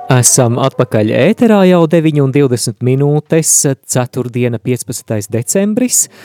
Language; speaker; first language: Latvian; native; Latvian